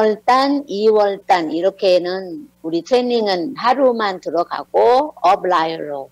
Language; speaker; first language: Korean; non-native, learner; Thai